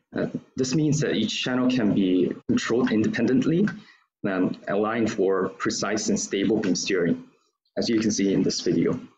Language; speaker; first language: English; non-native, fluent; Korean